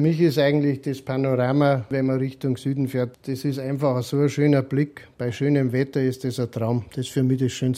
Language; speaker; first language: German; native; German